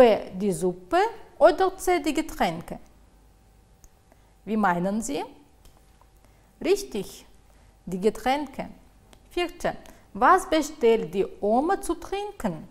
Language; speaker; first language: German; non-native, fluent; Uzbek